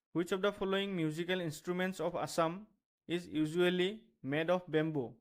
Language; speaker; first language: English; non-native, local second language; Assamese